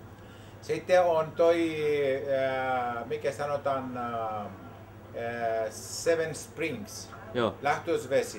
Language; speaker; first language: Finnish; non-native, learner; Greek